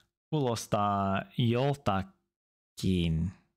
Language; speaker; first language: Finnish; non-native, learner; English